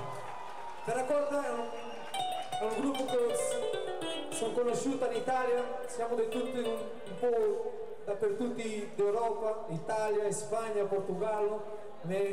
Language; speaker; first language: Italian; non-native, learner; Portuguese